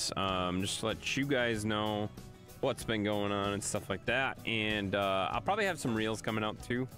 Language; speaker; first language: English; native; English